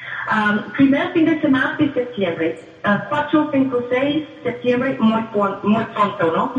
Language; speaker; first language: Spanish; non-native, fluent; English